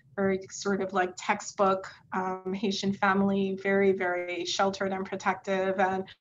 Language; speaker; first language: English; native; English